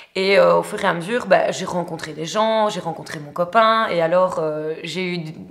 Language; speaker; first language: French; native; French